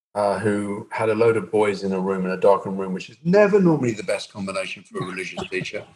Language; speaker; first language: English; native; English